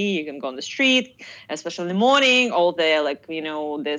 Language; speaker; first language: English; non-native, fluent; Russian